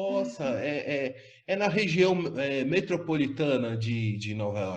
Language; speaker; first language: Portuguese; native; Portuguese